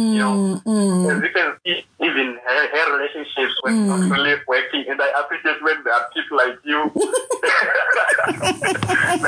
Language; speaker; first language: English; non-native, local second language; North Ndebele